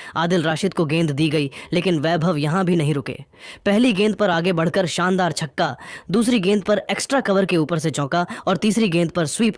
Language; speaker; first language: Hindi; native; Hindi